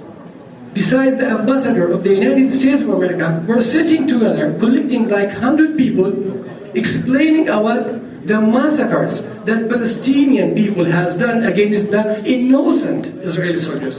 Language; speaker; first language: English; non-native, fluent; Arabic